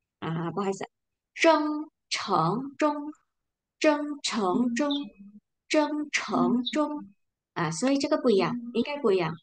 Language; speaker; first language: Chinese; non-native, fluent; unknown